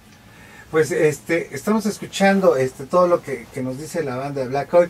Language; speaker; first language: Spanish; native; Spanish